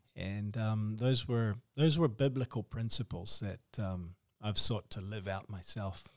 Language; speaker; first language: English; native; English